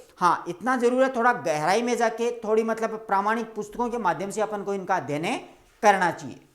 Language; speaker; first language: Hindi; native; Hindi